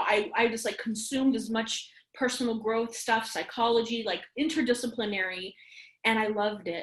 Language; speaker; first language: English; native; English